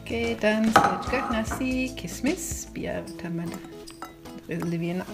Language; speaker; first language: Indonesian; non-native, fluent; German